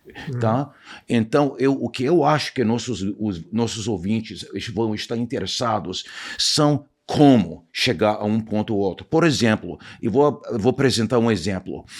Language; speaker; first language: Portuguese; non-native, fluent; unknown